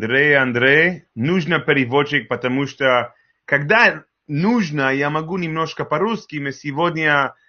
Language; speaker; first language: Russian; non-native, learner; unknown